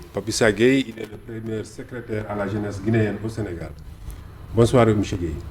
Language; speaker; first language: French; non-native, local second language; Wolof